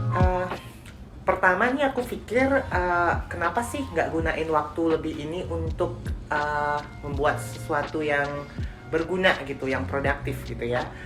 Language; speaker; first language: Indonesian; non-native, local second language; Balinese